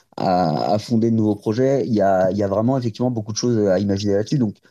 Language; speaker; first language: French; native; French